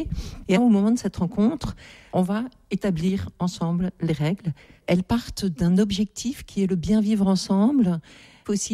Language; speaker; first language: French; native; French